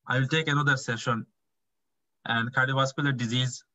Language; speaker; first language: English; non-native, local second language; Bangla